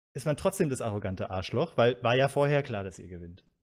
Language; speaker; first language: German; native; German